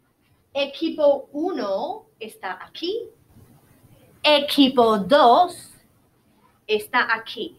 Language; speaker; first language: Spanish; non-native, fluent; English